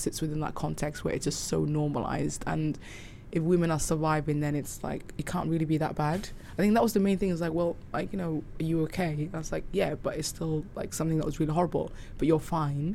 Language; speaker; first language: English; native; English